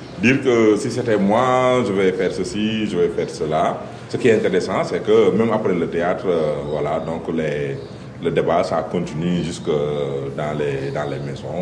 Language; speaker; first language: French; non-native, local second language; Wolof